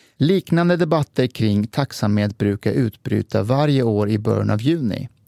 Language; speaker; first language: Swedish; early bilingual, other home language; Persian